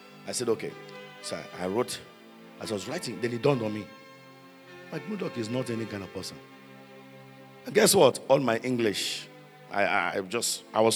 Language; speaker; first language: English; non-native, local second language; Yoruba